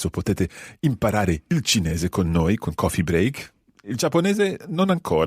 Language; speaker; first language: Italian; non-native, fluent; English